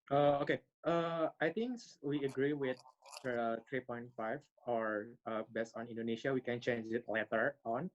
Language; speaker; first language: English; non-native, learner; Indonesian